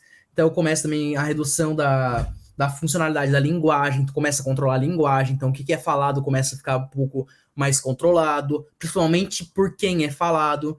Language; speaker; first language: Portuguese; native; Portuguese